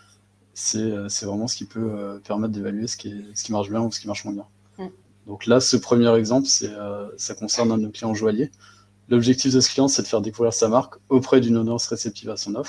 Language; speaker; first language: French; native; French